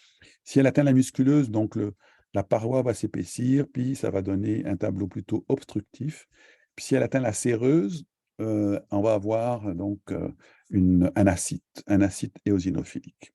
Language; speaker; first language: French; native; French